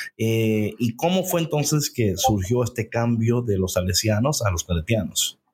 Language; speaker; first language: Spanish; early bilingual, heritage; Spanish